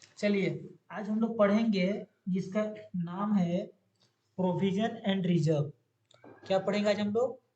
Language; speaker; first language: Hindi; native; Hindi